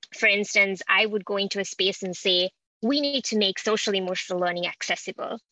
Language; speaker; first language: English; non-native, local second language; Sinhala